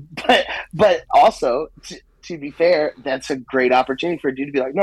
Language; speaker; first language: English; native; English